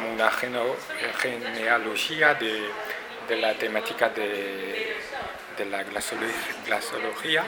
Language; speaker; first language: Spanish; non-native, fluent; French